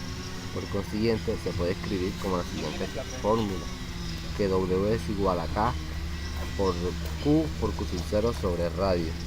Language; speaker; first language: Spanish; native; Spanish